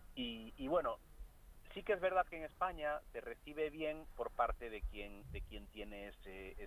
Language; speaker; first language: Spanish; non-native, local second language; Galician